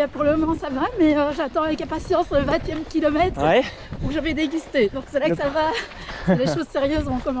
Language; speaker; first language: French; native; French